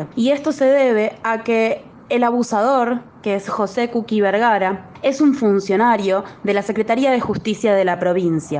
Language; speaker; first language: Spanish; native; Spanish